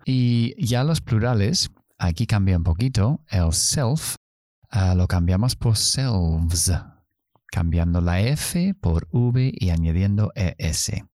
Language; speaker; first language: Spanish; non-native, fluent; English